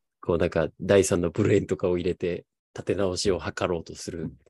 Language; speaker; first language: Japanese; native; Japanese